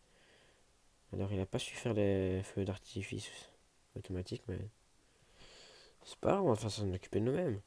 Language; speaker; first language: French; native; French